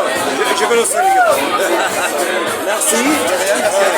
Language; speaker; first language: French; non-native, learner; Catalan